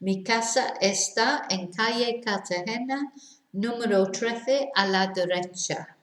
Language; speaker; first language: Spanish; non-native, fluent; English